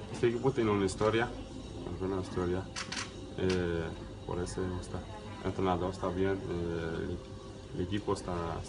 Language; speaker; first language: Spanish; non-native, learner; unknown